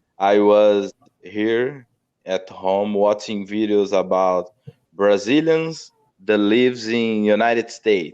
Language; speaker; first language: English; non-native, learner; Portuguese